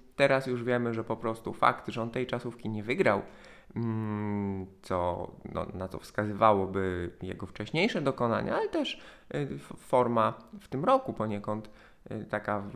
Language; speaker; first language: Polish; native; Polish